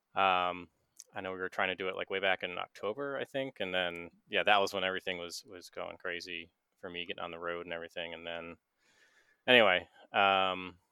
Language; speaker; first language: English; native; English